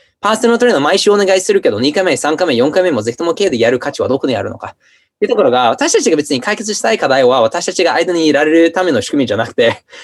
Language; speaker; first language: Japanese; non-native, fluent; English